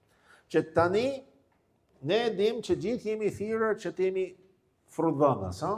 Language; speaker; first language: Albanian; non-native, fluent; English